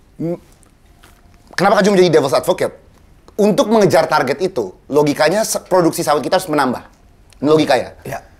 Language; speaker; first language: Indonesian; native; Indonesian